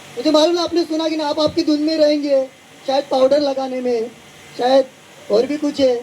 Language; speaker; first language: Hindi; non-native, local second language; Marathi